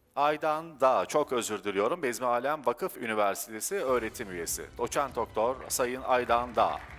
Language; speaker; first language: Turkish; native; Turkish